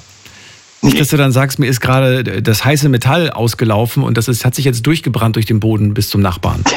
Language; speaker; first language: German; native; German